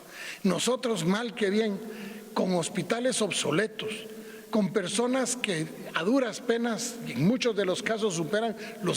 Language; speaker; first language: Spanish; native; Spanish